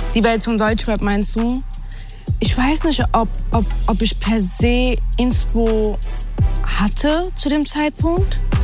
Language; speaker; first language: German; early bilingual, other home language; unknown